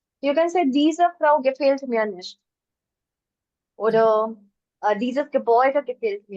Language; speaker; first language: German; non-native, learner; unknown